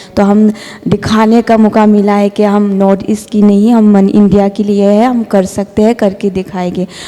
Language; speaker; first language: Hindi; non-native, local second language; Manipuri